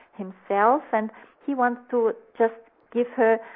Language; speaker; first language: English; non-native, fluent; German